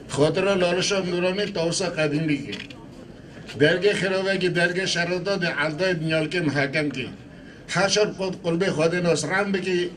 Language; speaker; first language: Armenian; non-native, local second language; Kurdish